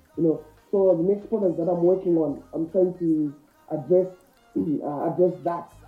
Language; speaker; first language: English; non-native, local second language; Shona